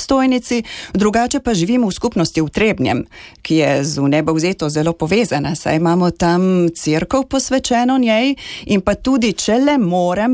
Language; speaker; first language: Slovenian; native; Slovenian